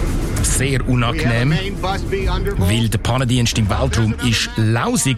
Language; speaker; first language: German; native; German